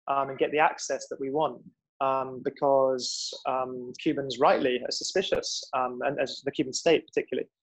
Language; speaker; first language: English; native; English